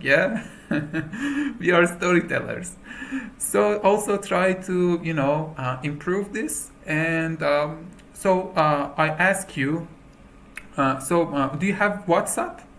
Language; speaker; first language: English; non-native, fluent; Persian